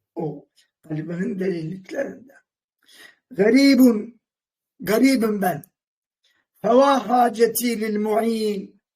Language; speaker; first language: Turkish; non-native, local second language; Kurdish